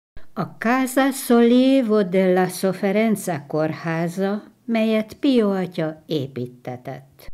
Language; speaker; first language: Hungarian; native; Hungarian